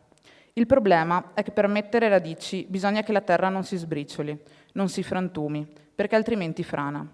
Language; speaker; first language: Italian; native; Italian